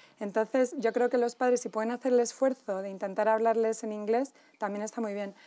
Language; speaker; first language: Spanish; native; Spanish